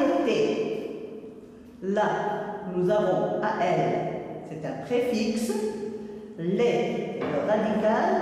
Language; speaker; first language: French; non-native, local second language; Arabic